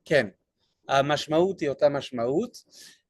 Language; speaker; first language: Hebrew; non-native, fluent; French